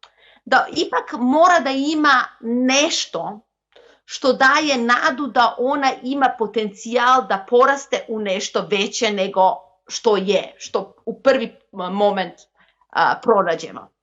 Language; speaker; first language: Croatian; non-native, local second language; Macedonian